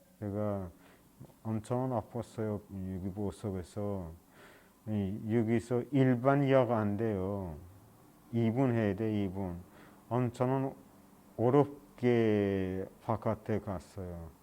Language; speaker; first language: Korean; non-native, learner; Persian